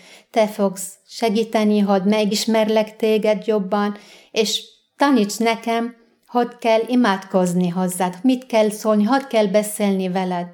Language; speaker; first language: Hungarian; non-native, fluent; Arabic